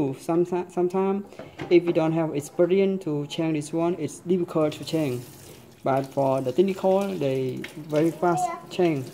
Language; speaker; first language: English; non-native, learner; Khmer